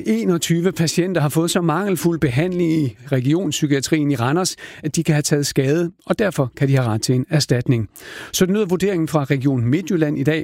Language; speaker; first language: Danish; native; Danish